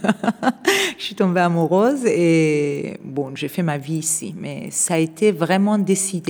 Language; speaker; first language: French; non-native, fluent; Persian